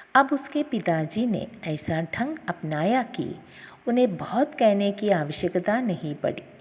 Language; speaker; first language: Hindi; non-native, local second language; Malayalam